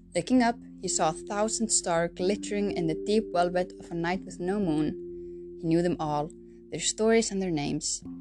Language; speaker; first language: English; non-native, fluent; Icelandic